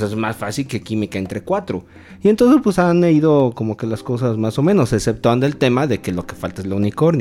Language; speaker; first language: Spanish; native; Spanish